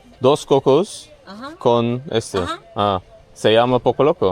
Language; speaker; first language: Spanish; non-native, learner; Turkish